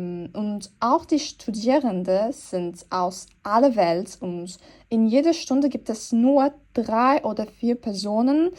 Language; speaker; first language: German; non-native, fluent; Turkish